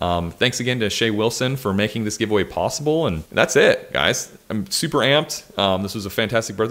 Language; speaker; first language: English; native; English